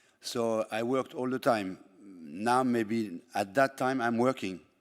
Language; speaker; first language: English; non-native, fluent; French